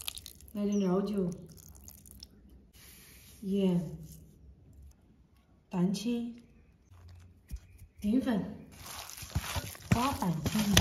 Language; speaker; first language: Chinese; native; Chinese